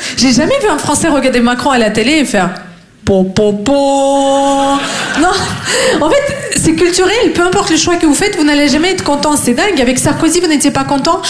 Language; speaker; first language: French; non-native, fluent; Russian